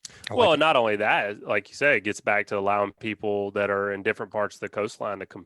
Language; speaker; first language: English; native; English